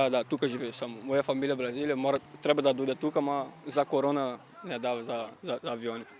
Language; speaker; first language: Macedonian; non-native, learner; Portuguese